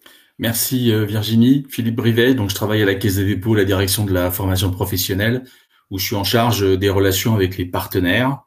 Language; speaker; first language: French; native; French